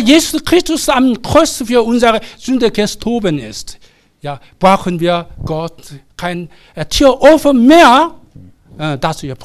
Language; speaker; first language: German; non-native, learner; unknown